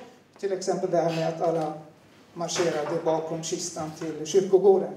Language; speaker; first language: Swedish; non-native, fluent; Turoyo